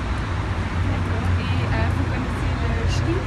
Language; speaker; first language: French; non-native, learner; Dutch